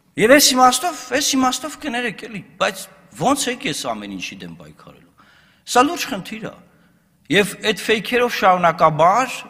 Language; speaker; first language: Armenian; native; Armenian